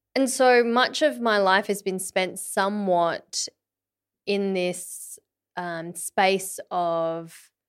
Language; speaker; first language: English; early bilingual, other home language; Vietnamese